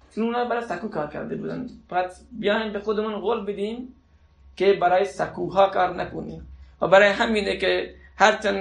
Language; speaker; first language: Persian; non-native, local second language; Baluchi